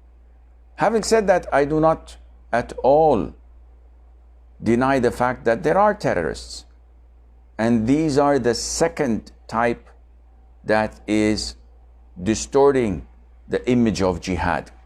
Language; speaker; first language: English; non-native, fluent; Arabic